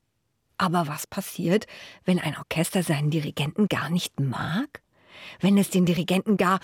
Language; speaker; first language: German; native; German